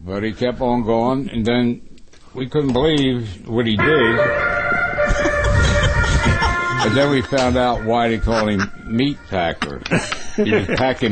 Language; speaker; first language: English; native; English